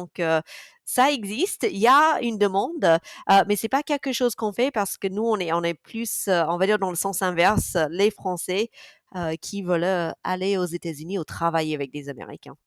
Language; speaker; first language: French; non-native, fluent; English